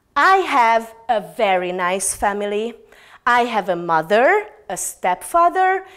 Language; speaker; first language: English; non-native, fluent; Hungarian